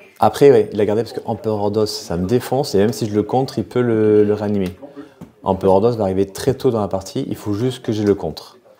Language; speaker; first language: French; native; French